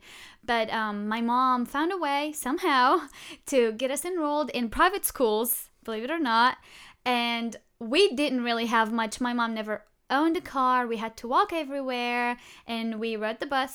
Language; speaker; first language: English; non-native, fluent; Arabic